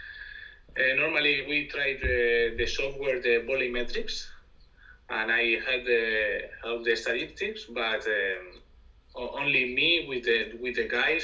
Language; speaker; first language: English; non-native, learner; Spanish